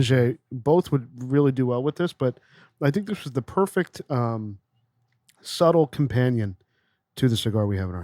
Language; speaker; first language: English; native; English